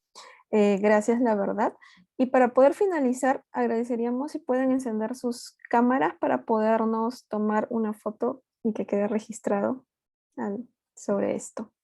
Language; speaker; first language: Spanish; native; Spanish